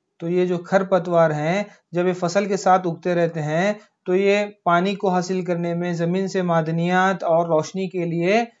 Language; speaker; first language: Urdu; native; Urdu